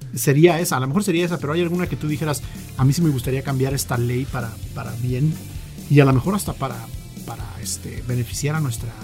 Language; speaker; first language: Spanish; native; Spanish